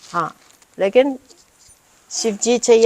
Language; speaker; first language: Hindi; non-native, learner; Italian